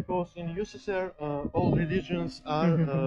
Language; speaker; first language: English; non-native, learner; Azerbaijani